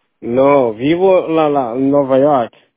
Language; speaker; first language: Spanish; non-native, learner; Portuguese